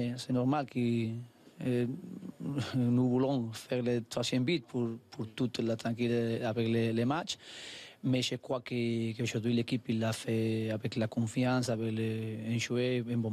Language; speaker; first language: French; non-native, learner; Spanish